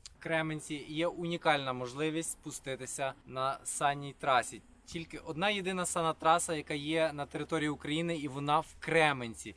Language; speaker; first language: Ukrainian; native; Ukrainian